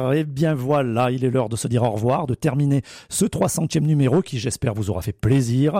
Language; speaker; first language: French; native; French